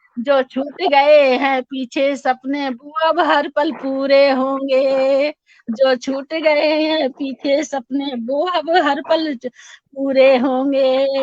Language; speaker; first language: Hindi; native; Hindi